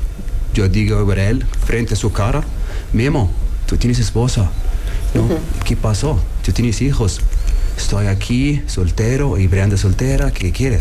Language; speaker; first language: Spanish; non-native, learner; Arabic